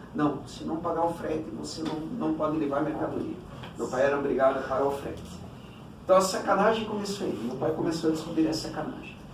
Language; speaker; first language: Portuguese; early bilingual, other home language; Cantonese